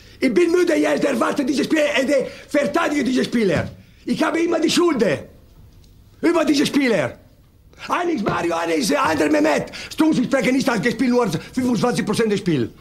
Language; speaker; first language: German; non-native, learner; Italian